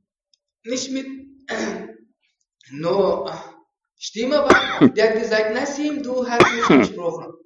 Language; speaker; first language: German; non-native, learner; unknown